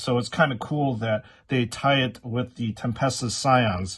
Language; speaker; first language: English; native; English